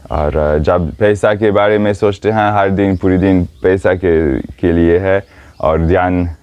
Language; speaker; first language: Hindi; non-native, learner; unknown